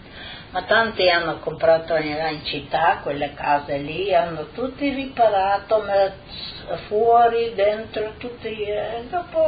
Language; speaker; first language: Italian; non-native, fluent; Slovenian